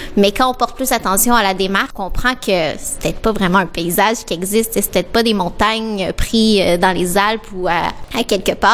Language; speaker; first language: French; native; French